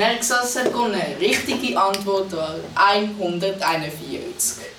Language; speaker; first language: German; non-native, local second language; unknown